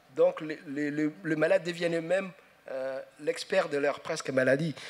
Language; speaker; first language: French; non-native, local second language; Somali